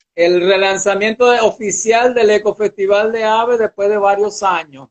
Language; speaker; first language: Spanish; early bilingual, other home language; Portuguese